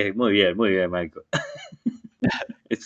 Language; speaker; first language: Spanish; non-native, fluent; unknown